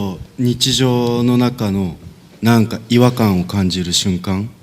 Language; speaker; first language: Japanese; native; Japanese